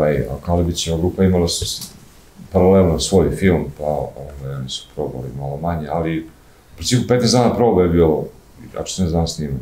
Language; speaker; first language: Croatian; native; Croatian